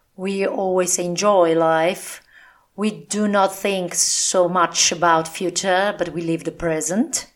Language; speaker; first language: English; non-native, fluent; Italian